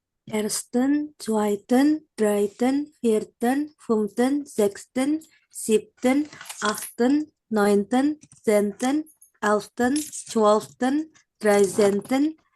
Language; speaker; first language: German; non-native, learner; Indonesian